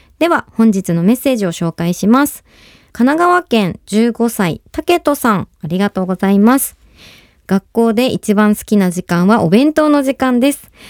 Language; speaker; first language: Japanese; native; Japanese